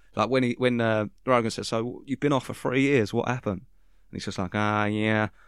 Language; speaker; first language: English; native; English